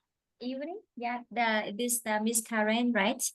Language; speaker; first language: English; non-native, fluent; Vietnamese